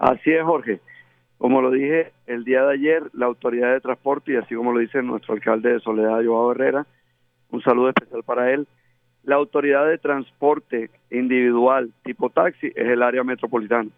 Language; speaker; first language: Spanish; native; Spanish